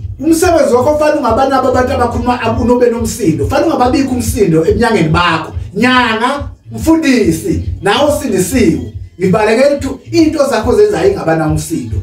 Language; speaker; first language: Zulu; native; Zulu